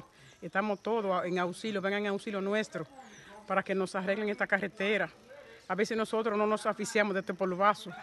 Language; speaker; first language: Spanish; native; Spanish